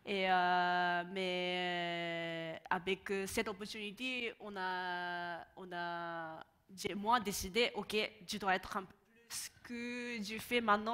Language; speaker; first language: French; non-native, learner; Japanese